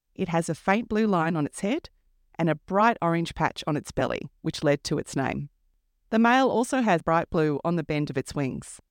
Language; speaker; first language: English; native; English